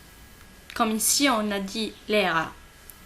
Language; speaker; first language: French; non-native, local second language; Arabic